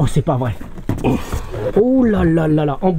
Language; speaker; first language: French; native; French